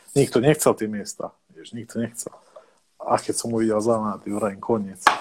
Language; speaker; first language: Slovak; native; Slovak